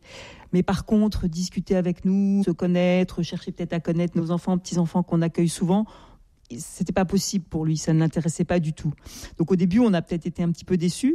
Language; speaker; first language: French; native; French